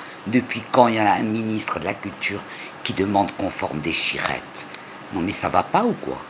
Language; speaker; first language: French; non-native, local second language; Arabic